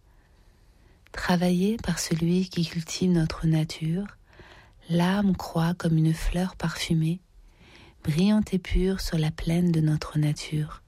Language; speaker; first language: French; native; French